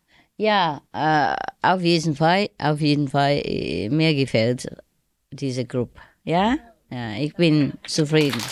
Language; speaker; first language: German; non-native, learner; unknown